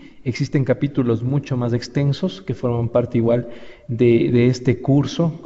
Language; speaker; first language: Spanish; native; Spanish